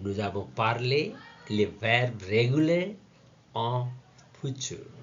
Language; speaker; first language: French; non-native, learner; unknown